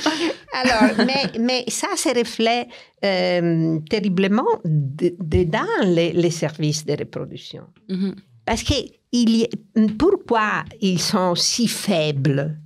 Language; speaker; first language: French; non-native, fluent; Italian